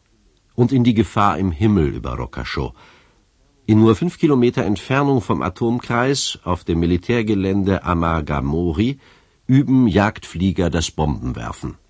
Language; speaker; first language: German; native; German